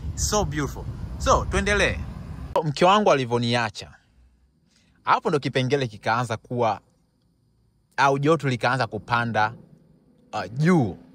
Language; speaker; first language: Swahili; native; Swahili